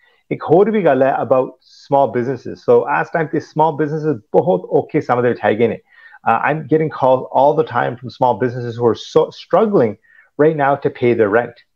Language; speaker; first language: Punjabi; early bilingual, heritage; Punjabi